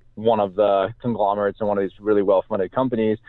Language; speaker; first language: English; native; English